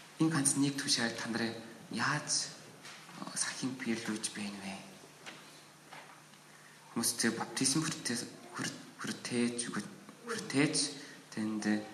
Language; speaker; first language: Mongolian; non-native, learner; Korean